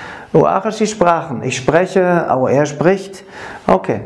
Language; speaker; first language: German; non-native, fluent; Arabic